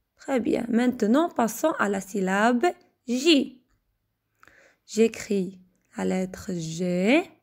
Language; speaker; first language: French; non-native, local second language; Arabic